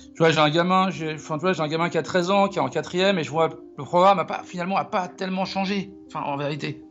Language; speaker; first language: French; native; French